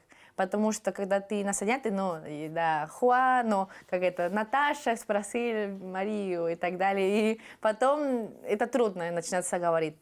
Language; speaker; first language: Russian; non-native, fluent; Spanish